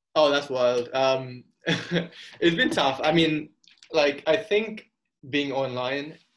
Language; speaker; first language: English; early bilingual, other home language; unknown